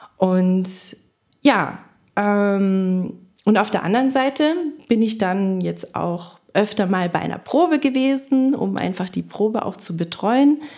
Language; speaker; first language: German; native; German